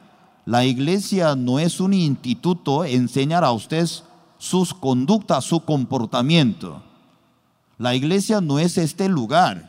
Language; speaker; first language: Spanish; non-native, learner; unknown